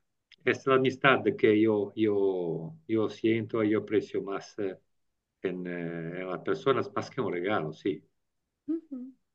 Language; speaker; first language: Spanish; non-native, learner; Italian